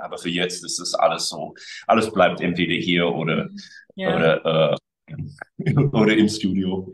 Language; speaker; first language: German; early bilingual, other home language; English